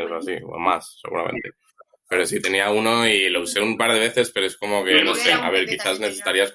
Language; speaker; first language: Spanish; native; Spanish